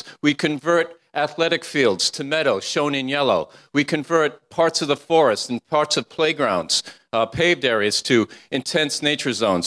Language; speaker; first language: English; native; English